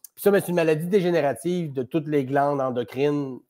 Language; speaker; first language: French; native; French